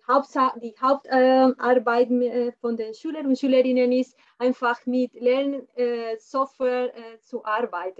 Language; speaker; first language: German; non-native, fluent; Spanish